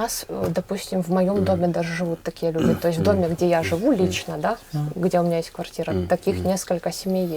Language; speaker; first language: Russian; native; Russian